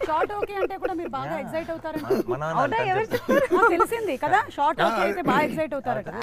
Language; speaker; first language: Telugu; native; Telugu